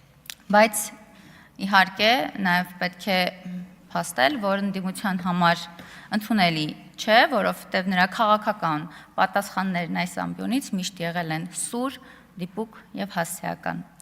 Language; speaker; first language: Armenian; native; Armenian